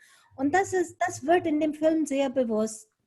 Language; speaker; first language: German; non-native, fluent; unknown